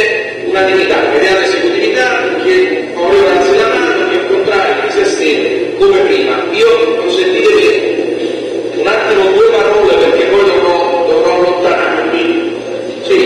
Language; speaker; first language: Italian; native; Italian